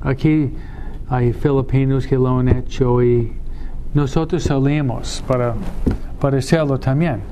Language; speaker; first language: Spanish; non-native, fluent; English